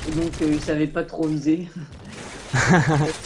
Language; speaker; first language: French; native; French